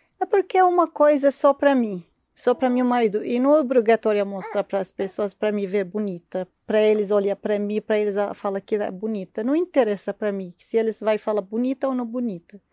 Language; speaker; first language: Portuguese; non-native, learner; Arabic